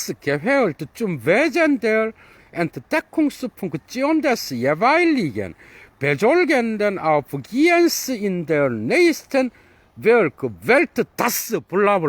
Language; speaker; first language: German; non-native, fluent; Korean